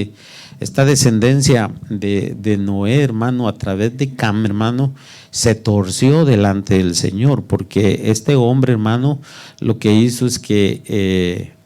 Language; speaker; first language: Spanish; native; Spanish